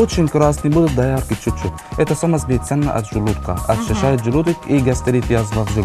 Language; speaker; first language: Russian; non-native, learner; Arabic